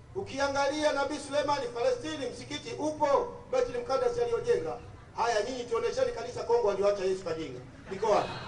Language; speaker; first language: Swahili; native; Swahili